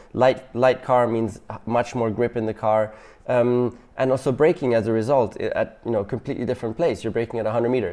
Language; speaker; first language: English; non-native, fluent; German